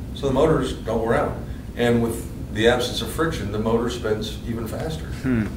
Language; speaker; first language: English; native; English